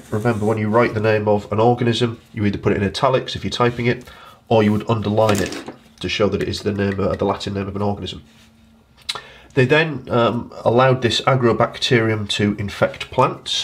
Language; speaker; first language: English; native; English